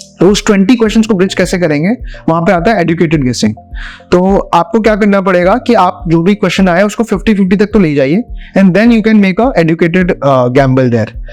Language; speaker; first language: Hindi; native; Hindi